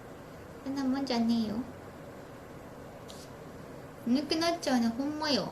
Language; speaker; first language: Japanese; native; Japanese